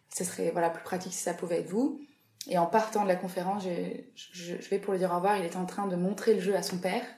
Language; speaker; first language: French; native; French